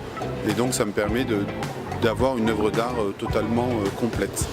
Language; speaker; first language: French; native; French